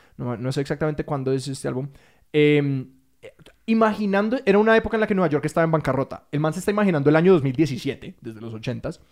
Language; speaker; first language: Spanish; native; Spanish